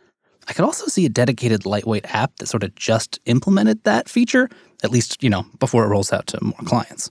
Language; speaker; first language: English; native; English